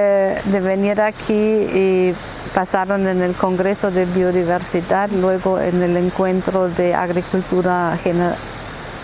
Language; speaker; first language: Spanish; non-native, fluent; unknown